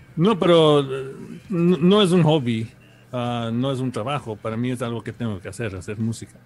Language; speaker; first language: Spanish; early bilingual, heritage; Spanish